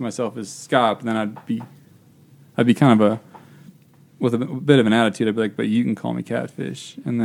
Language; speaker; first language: English; native; English